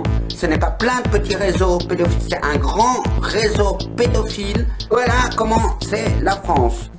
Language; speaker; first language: French; native; French